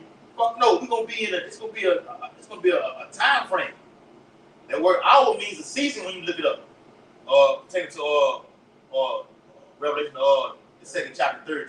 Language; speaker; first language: English; native; English